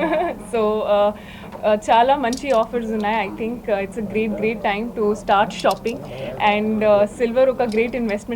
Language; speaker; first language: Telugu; non-native, learner; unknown